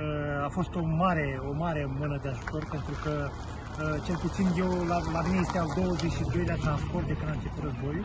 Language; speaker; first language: Romanian; non-native, local second language; Ukrainian